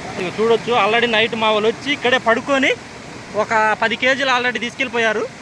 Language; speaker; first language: Telugu; non-native, local second language; Koya